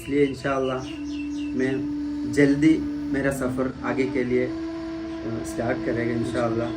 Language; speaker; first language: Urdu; non-native, local second language; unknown